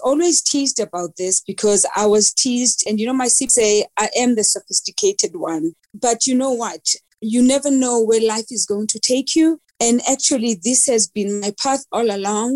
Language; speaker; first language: English; non-native, local second language; Xhosa